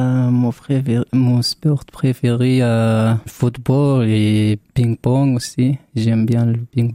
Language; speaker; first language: French; non-native, learner; Arabic